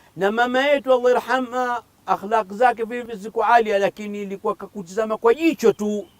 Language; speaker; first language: Swahili; native; Swahili